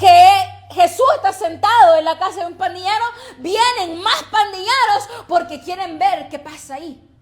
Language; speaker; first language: Spanish; native; Spanish